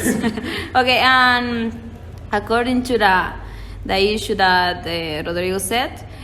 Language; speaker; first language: English; non-native, learner; Spanish